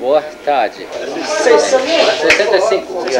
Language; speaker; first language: Portuguese; non-native, learner; English